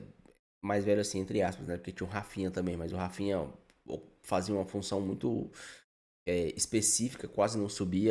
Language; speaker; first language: Portuguese; native; Portuguese